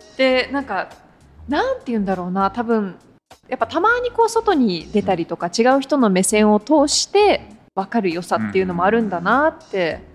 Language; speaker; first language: Japanese; non-native, fluent; English